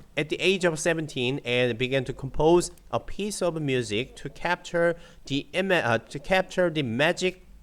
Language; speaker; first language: English; non-native, fluent; Korean